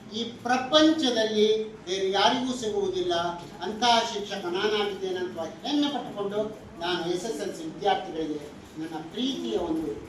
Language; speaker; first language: Kannada; native; Kannada